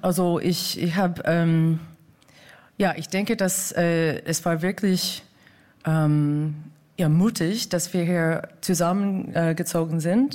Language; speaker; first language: German; non-native, fluent; English